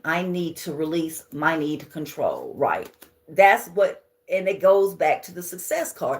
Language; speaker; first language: English; native; English